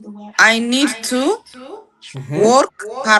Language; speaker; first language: English; non-native, learner; Amharic